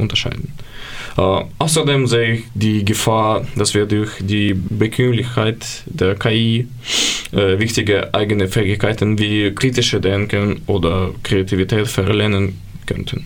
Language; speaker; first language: German; non-native, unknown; Ukrainian